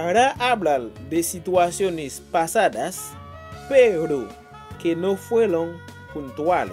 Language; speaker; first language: Spanish; non-native, fluent; Haitian Creole